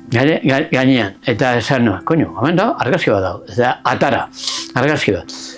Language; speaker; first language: Basque; native; Basque